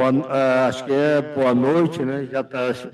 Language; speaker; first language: Portuguese; non-native, local second language; Yanomámi